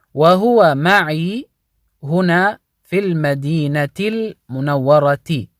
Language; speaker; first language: Arabic; non-native, fluent; English